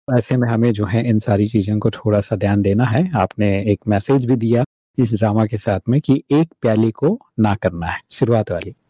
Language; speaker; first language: Hindi; native; Hindi